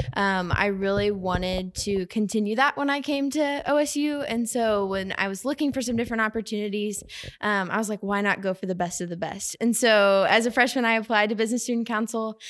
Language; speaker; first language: English; native; English